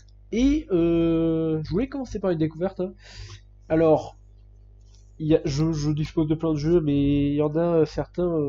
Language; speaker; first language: French; native; French